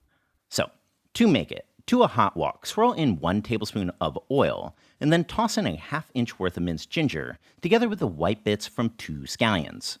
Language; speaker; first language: English; native; English